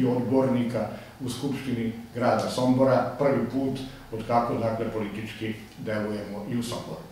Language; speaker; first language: Serbian; native; Serbian